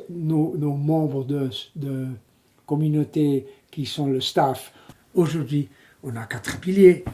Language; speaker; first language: French; non-native, local second language; German